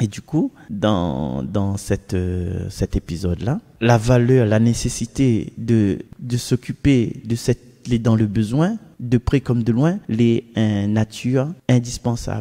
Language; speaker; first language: French; non-native, local second language; Réunion Creole French